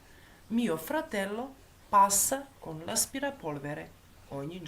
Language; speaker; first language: Italian; non-native, fluent; Macedonian